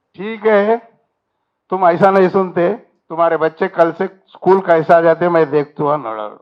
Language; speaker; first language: Hindi; non-native, local second language; Telugu